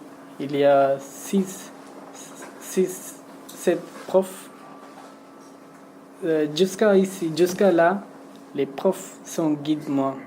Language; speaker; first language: French; non-native, learner; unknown